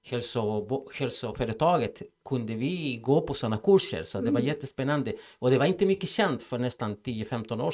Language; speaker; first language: Swedish; non-native, fluent; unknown